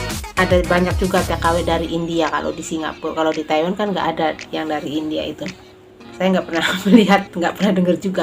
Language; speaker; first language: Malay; non-native, local second language; Javanese